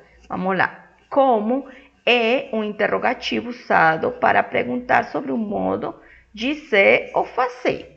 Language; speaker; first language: Portuguese; non-native, fluent; Spanish